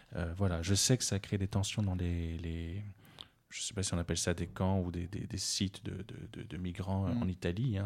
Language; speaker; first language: French; native; French